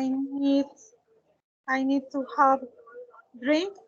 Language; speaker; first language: English; non-native, learner; Spanish